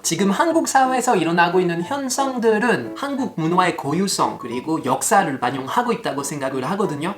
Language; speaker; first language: Korean; non-native, fluent; French